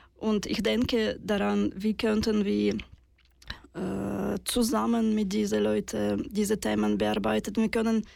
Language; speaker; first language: German; non-native, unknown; Russian